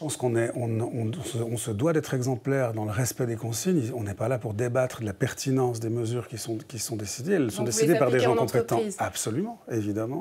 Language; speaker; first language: French; native; French